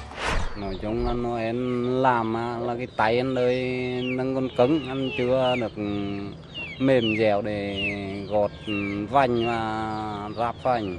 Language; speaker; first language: Vietnamese; native; Vietnamese